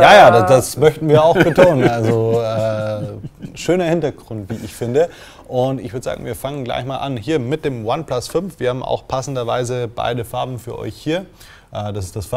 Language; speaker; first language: German; native; German